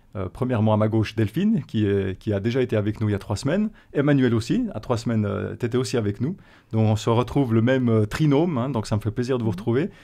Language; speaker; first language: French; native; French